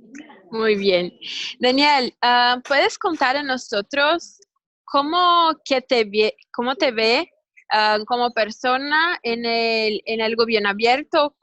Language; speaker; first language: Spanish; non-native, learner; Portuguese